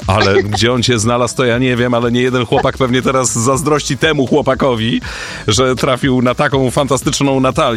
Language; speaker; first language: Polish; native; Polish